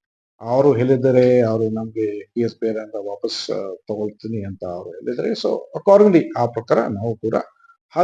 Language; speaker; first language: Kannada; non-native, learner; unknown